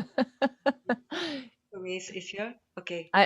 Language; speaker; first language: English; non-native, learner; Spanish